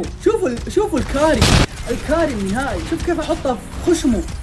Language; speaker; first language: Arabic; native; Arabic